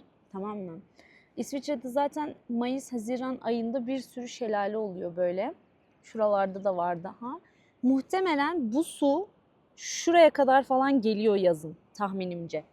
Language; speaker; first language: Turkish; native; Turkish